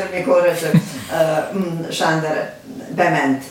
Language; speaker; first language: Hungarian; non-native, learner; Russian